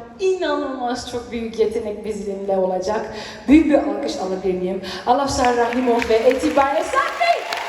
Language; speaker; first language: Turkish; early bilingual, heritage; Turkish